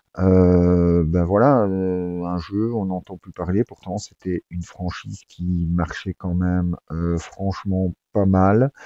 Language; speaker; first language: French; native; French